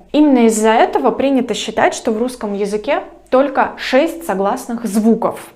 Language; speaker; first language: Russian; native; Russian